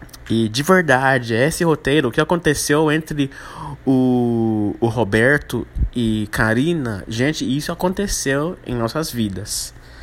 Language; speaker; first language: Portuguese; non-native, fluent; English